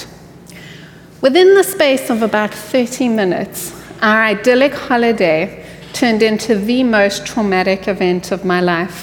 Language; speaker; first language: English; native; English